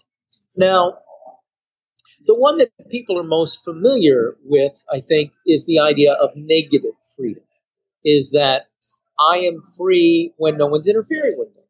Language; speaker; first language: English; native; English